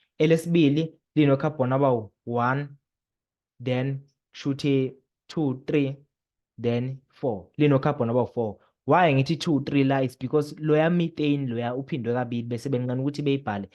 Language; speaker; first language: Zulu; native; Zulu